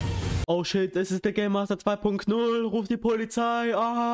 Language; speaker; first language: German; native; German